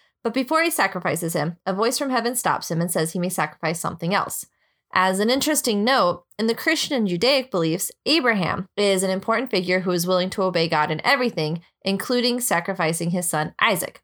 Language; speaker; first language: English; native; English